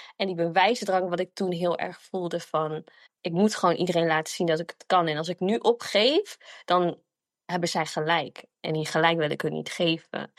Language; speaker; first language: Dutch; early bilingual, other home language; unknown